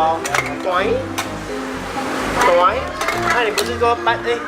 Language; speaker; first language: Chinese; native; Chinese